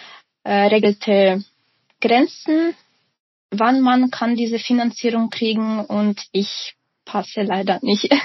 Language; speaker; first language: German; non-native, fluent; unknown